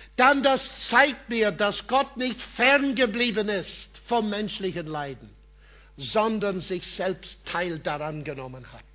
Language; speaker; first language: German; non-native, fluent; English